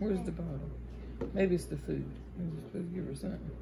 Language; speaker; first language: English; native; English